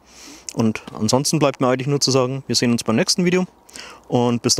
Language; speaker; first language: German; native; German